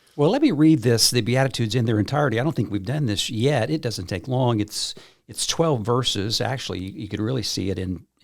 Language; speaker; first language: English; native; English